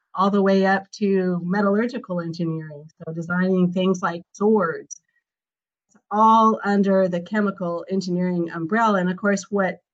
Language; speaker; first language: English; native; English